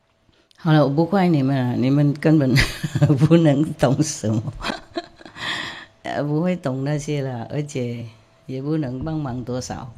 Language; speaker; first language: Chinese; non-native, fluent; Vietnamese